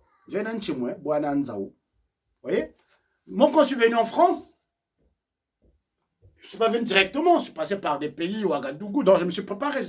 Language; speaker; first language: French; non-native, local second language; Kongo